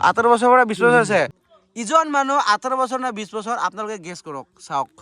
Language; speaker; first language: Assamese; non-native, local second language; Garo